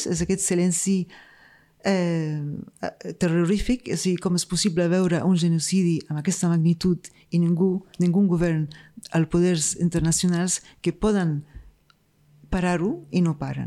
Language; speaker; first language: Catalan; non-native, fluent; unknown